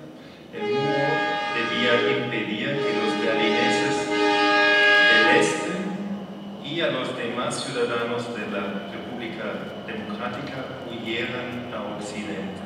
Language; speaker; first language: Spanish; non-native, fluent; German